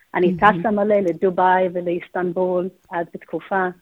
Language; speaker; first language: Hebrew; non-native, fluent; English